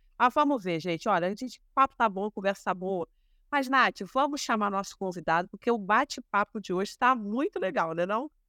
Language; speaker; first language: Portuguese; native; Portuguese